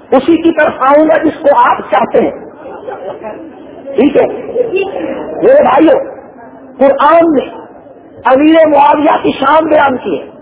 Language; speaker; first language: Urdu; non-native, local second language; Punjabi